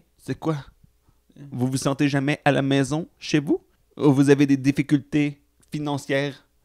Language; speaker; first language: French; native; French